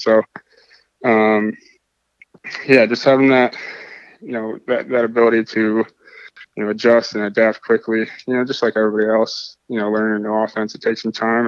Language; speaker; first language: English; native; English